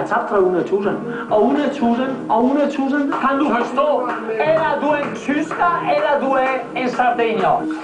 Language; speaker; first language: Danish; non-native, learner; Italian